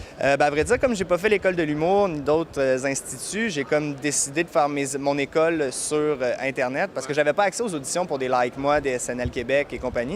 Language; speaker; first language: French; native; French